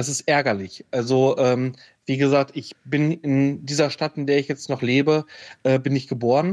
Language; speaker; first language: German; native; German